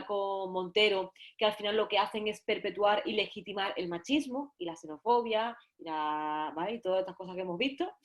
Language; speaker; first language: Spanish; native; Spanish